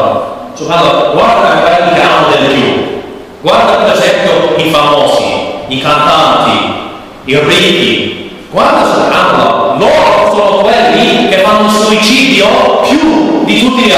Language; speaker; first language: Italian; non-native, learner; English